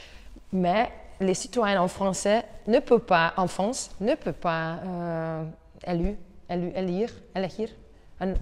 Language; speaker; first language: French; non-native, learner; Hungarian